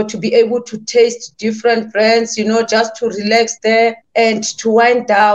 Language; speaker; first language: English; non-native, local second language; Southern Sotho